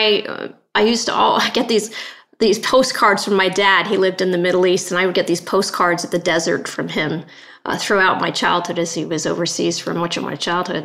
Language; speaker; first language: English; native; English